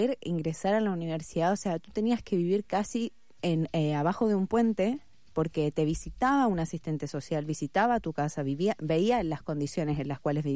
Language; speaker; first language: Spanish; native; Spanish